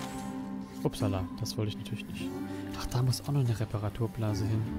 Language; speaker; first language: German; native; German